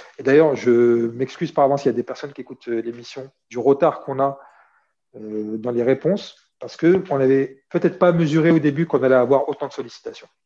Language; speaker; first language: French; early bilingual, other home language; Arabic